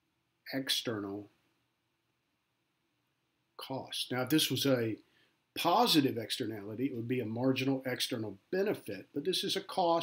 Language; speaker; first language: English; native; English